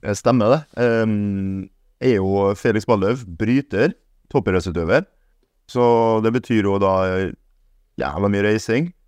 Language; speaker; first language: Norwegian; early bilingual, other home language; German